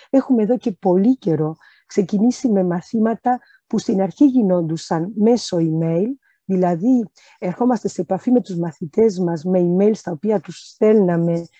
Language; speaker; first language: Greek; early bilingual, other home language; Spanish